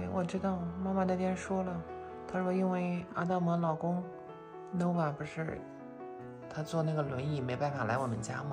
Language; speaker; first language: Chinese; native; Chinese